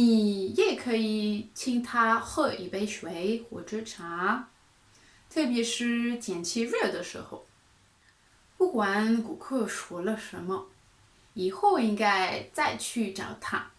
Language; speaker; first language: Chinese; non-native, fluent; French